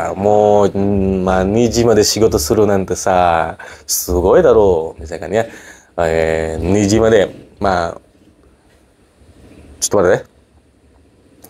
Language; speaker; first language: Japanese; non-native, fluent; Indonesian